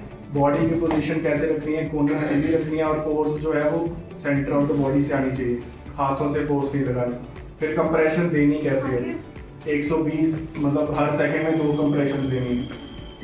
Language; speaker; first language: Hindi; native; Hindi